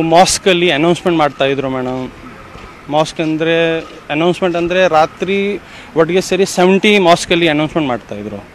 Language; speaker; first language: Kannada; non-native, fluent; Kashmiri